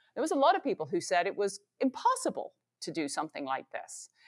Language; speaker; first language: English; native; English